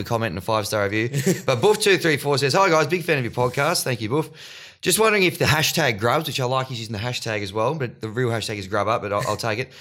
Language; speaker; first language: English; native; English